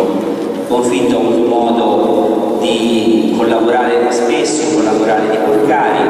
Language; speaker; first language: Italian; native; Italian